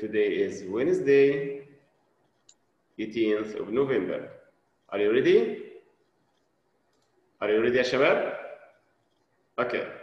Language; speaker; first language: English; non-native, fluent; Arabic